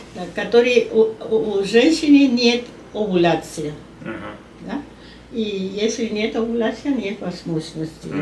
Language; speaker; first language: Russian; non-native, learner; Spanish